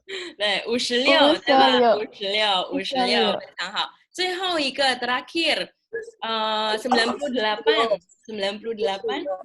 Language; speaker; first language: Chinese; non-native, fluent; Indonesian